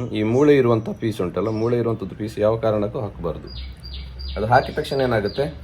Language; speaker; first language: Kannada; non-native, local second language; Tulu